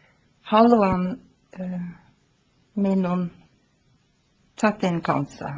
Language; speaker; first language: Finnish; non-native, learner; Norwegian